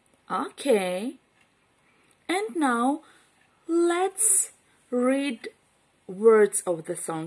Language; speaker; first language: English; non-native, fluent; Ukrainian